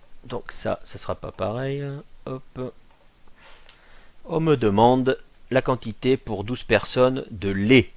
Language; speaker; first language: French; native; French